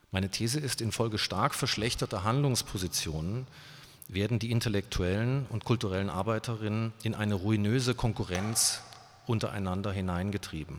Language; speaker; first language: German; native; German